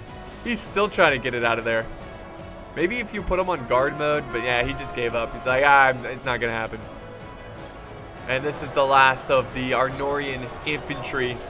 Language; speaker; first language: English; native; English